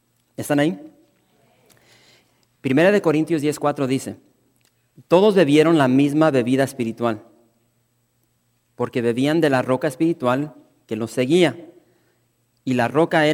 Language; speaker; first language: Spanish; native; Spanish